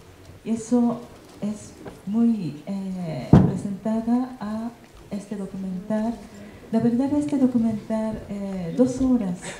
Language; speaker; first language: Spanish; non-native, learner; Japanese